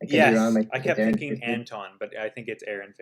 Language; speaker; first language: English; native; English